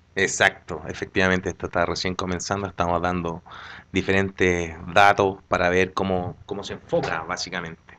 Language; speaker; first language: Spanish; native; Spanish